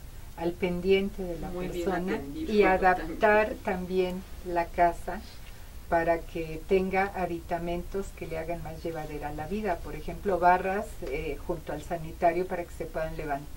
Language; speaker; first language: Spanish; native; Spanish